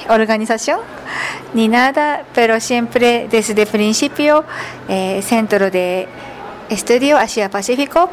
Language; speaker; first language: Spanish; non-native, learner; Japanese